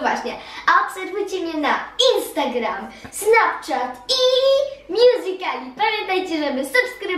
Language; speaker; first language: Polish; early bilingual, heritage; Polish